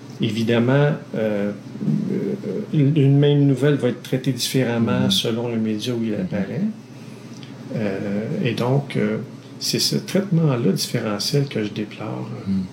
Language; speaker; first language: French; native; French